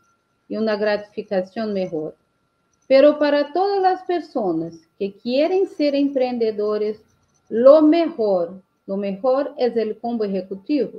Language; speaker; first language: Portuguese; non-native, learner; Spanish